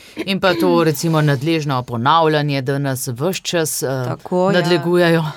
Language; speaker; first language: Slovenian; native; Slovenian